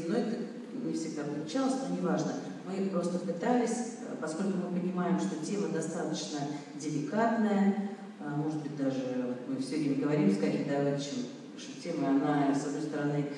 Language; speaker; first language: Russian; native; Russian